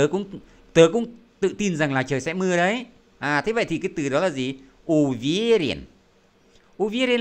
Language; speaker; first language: Vietnamese; native; Vietnamese